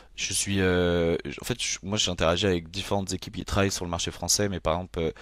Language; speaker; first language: French; native; French